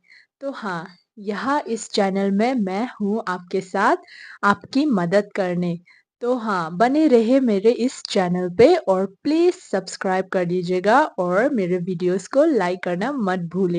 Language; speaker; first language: Hindi; non-native, local second language; Mizo